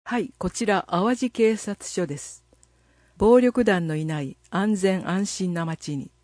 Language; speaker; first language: Japanese; native; Japanese